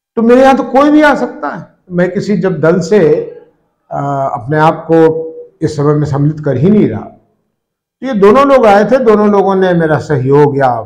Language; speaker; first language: Hindi; native; Hindi